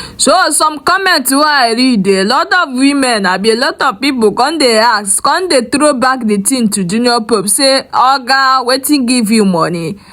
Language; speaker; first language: Nigerian Pidgin; native; Nigerian Pidgin